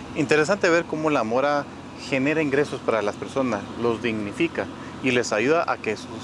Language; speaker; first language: Spanish; native; Spanish